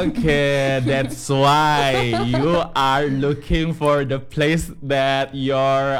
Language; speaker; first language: English; non-native, fluent; Indonesian